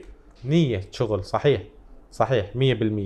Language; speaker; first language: Arabic; native; Arabic